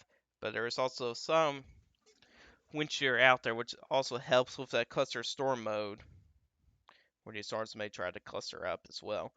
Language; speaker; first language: English; native; English